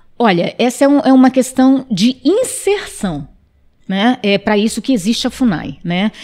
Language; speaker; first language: Portuguese; non-native, local second language; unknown